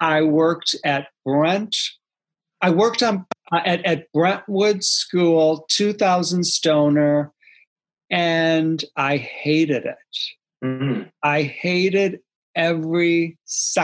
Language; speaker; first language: English; native; English